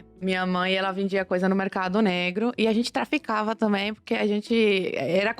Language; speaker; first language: Portuguese; non-native, fluent; Spanish